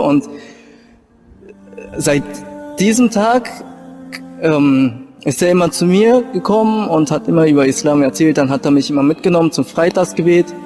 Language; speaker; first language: German; early bilingual, other home language; Japanese